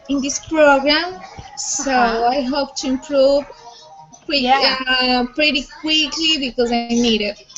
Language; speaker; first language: English; non-native, learner; Spanish